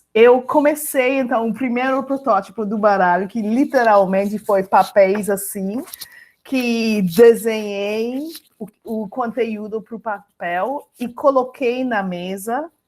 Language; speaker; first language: Portuguese; non-native, fluent; English